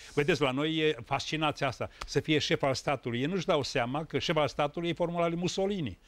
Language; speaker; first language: Romanian; native; Romanian